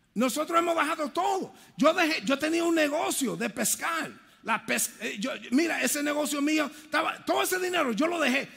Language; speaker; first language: Spanish; early bilingual, heritage; Spanish